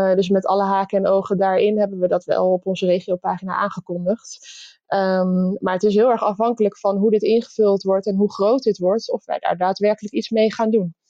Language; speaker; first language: Dutch; native; Dutch